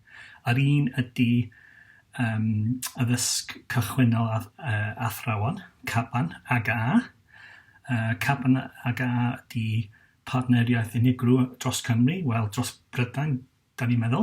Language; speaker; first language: Welsh; non-native, local second language; English